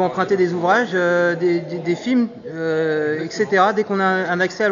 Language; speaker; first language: French; native; French